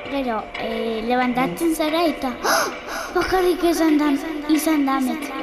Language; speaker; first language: Basque; non-native, local second language; Spanish